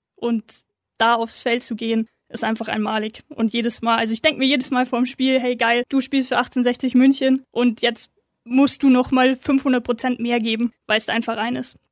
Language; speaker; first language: German; native; German